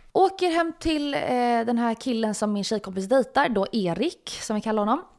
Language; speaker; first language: Swedish; native; Swedish